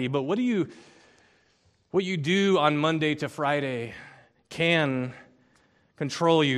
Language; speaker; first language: English; native; English